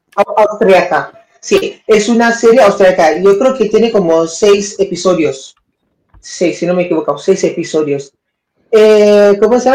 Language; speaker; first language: Spanish; non-native, learner; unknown